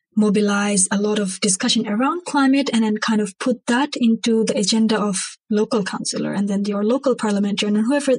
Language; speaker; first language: English; non-native, local second language; Bangla